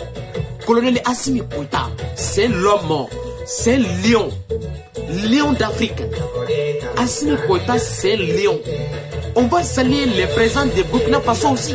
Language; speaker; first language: French; non-native, local second language; Bambara